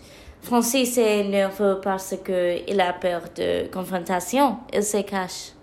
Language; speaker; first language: French; non-native, learner; English